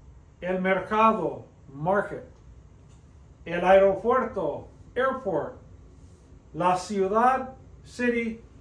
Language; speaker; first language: Spanish; non-native, fluent; English